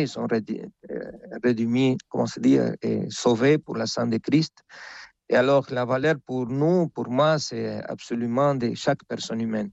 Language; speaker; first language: French; non-native, fluent; Spanish